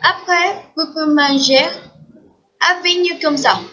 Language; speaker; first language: French; non-native, learner; Spanish